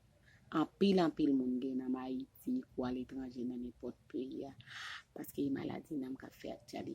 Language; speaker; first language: French; non-native, local second language; Haitian Creole